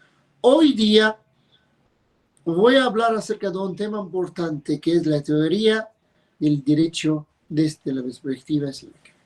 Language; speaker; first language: Spanish; non-native, fluent; Arabic